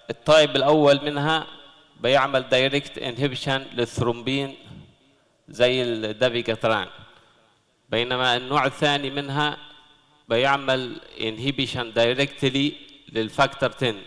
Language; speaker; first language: Arabic; native; Arabic